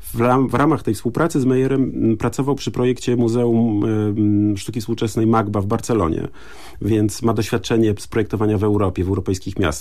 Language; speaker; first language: Polish; native; Polish